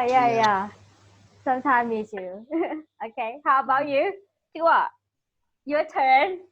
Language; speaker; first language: English; non-native, learner; Thai